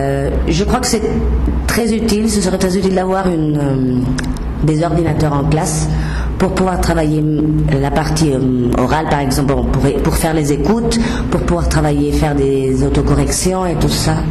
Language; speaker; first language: French; non-native, fluent; Spanish